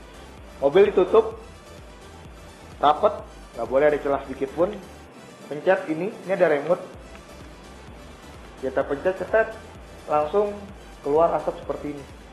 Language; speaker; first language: Malay; native; Malay